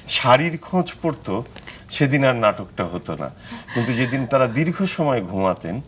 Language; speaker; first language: Bangla; native; Bangla